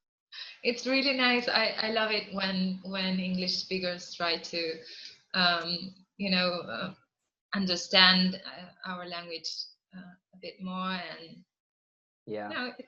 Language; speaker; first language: English; non-native, fluent; Spanish